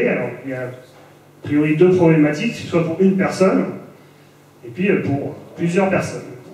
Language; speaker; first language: French; native; French